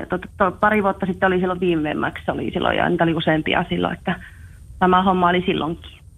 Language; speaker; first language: Finnish; native; Finnish